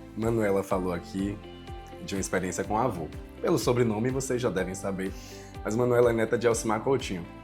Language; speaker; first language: Portuguese; native; Portuguese